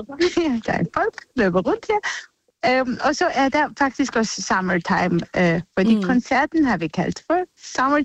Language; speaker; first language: Danish; non-native, fluent; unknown